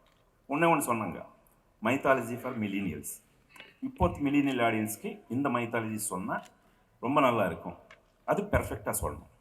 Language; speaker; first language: Tamil; non-native, local second language; Telugu